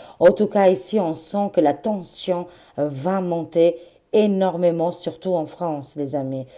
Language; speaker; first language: French; non-native, fluent; Albanian